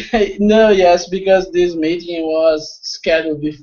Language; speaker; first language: English; non-native, fluent; Portuguese